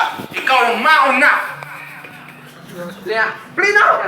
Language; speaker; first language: Filipino; non-native, local second language; Cebuano